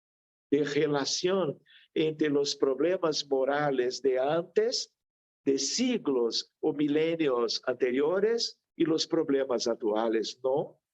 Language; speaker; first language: Spanish; non-native, fluent; Portuguese